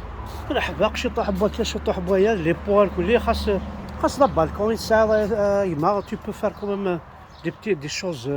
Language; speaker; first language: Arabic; native; Arabic